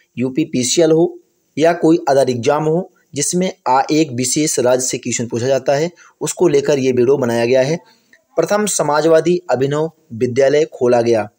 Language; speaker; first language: Hindi; native; Hindi